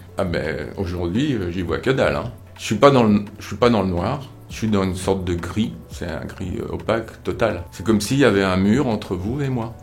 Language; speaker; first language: French; native; French